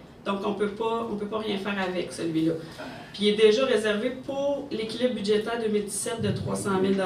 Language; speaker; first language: French; native; French